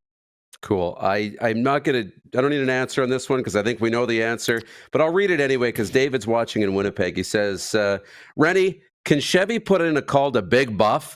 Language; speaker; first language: English; native; English